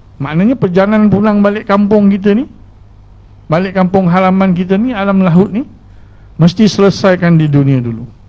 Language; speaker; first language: Malay; native; Malay